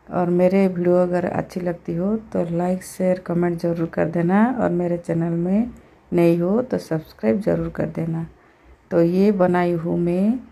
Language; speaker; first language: Hindi; native; Hindi